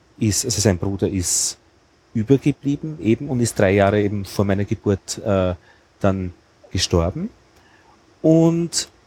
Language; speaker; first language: German; native; German